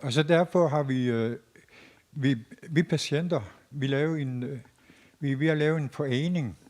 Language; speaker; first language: Danish; non-native, local second language; Kalaallisut